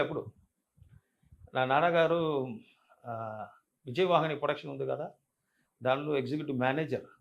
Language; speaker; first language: Telugu; non-native, learner; Tamil